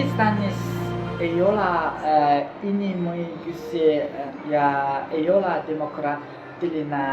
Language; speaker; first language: Estonian; non-native, learner; Tajik